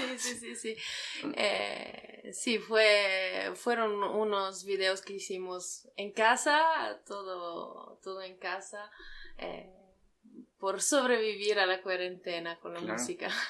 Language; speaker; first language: Spanish; non-native, fluent; Italian